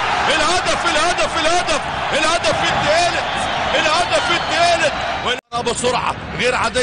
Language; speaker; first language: Arabic; native; Arabic